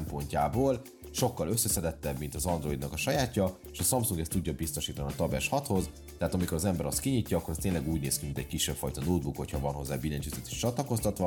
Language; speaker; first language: Hungarian; native; Hungarian